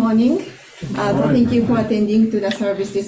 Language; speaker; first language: English; non-native, fluent; Japanese